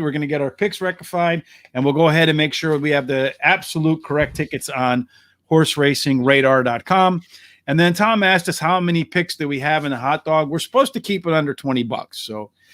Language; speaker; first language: English; native; English